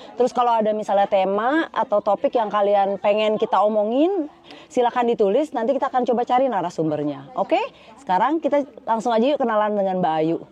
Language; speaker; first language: Indonesian; native; Indonesian